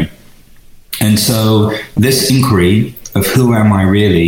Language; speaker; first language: English; native; English